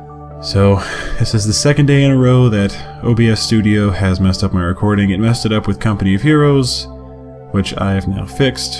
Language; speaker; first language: English; native; English